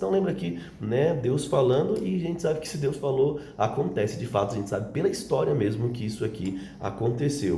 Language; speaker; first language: Portuguese; native; Portuguese